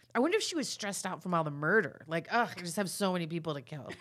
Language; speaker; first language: English; native; English